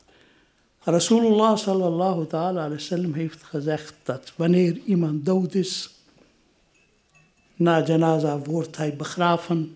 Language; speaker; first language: Dutch; non-native, fluent; Urdu